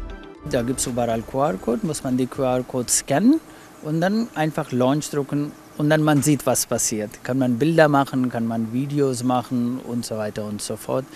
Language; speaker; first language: German; non-native, fluent; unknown